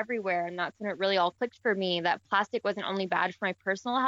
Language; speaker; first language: English; native; English